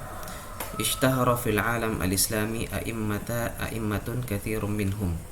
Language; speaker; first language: Arabic; non-native, fluent; Indonesian